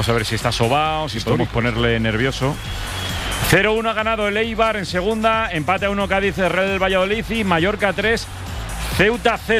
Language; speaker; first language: Spanish; native; Spanish